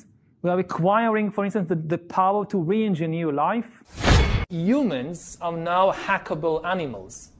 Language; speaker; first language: English; non-native, fluent; Hebrew